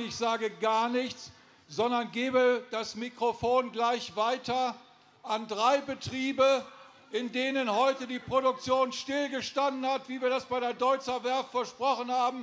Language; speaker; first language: German; native; German